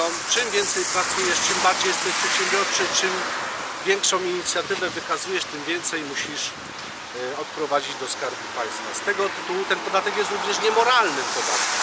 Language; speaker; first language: Polish; native; Polish